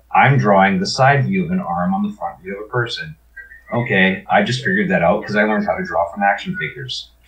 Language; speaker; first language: English; native; English